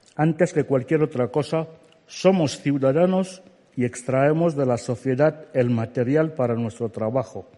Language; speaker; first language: Spanish; non-native, local second language; Fang